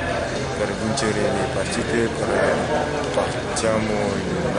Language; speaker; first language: Italian; non-native, learner; French